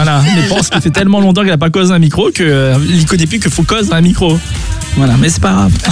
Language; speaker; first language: French; native; French